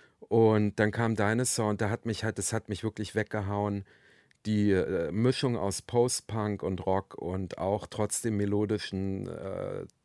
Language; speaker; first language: German; native; German